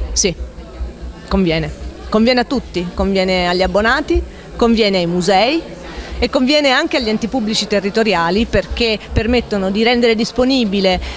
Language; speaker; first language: Italian; native; Italian